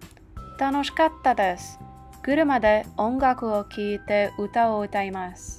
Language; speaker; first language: Japanese; non-native, learner; English